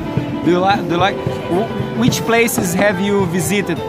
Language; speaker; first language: English; non-native, learner; Portuguese